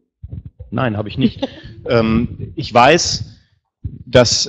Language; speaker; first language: German; native; German